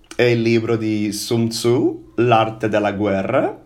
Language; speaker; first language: Italian; non-native, fluent; Portuguese